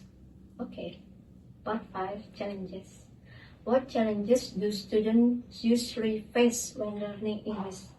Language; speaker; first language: English; non-native, learner; Indonesian